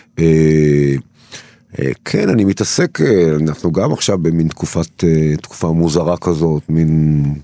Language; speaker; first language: Hebrew; early bilingual, other home language; Turkish